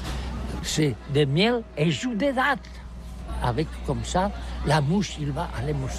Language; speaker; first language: French; non-native, local second language; Catalan